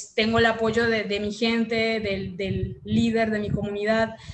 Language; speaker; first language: Spanish; native; Spanish